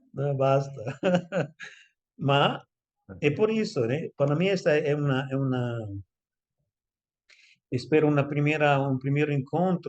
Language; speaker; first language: Portuguese; non-native, fluent; Italian